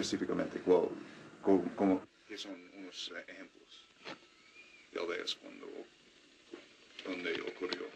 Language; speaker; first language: Spanish; non-native, fluent; English